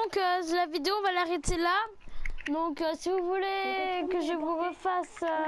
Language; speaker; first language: French; native; French